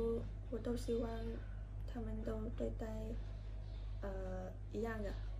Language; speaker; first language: Chinese; non-native, learner; Vietnamese